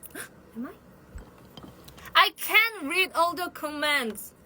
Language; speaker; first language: English; non-native, learner; Korean